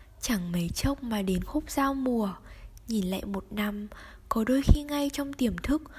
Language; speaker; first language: Vietnamese; native; Vietnamese